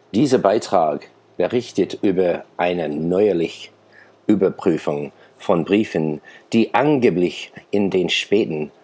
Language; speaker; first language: German; non-native, fluent; English